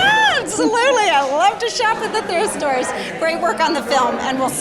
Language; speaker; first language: English; native; English